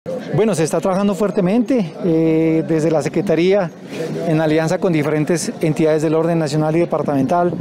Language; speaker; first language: Spanish; native; Spanish